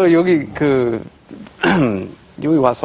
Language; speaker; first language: Korean; non-native, fluent; English